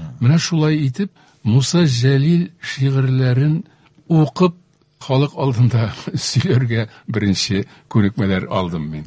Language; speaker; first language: Tatar; native; Tatar